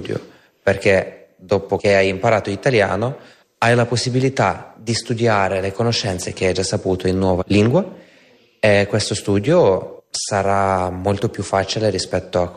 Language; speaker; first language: Italian; non-native, fluent; Ukrainian